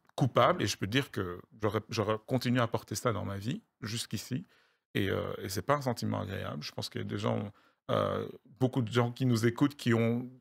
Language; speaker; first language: French; native; French